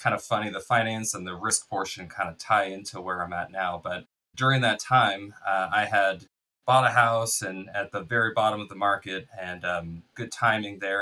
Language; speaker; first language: English; native; English